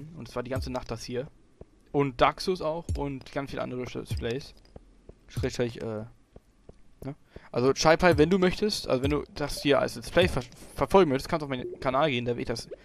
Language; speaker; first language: German; native; German